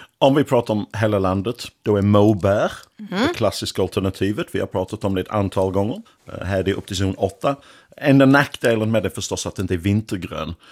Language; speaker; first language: Swedish; non-native, fluent; English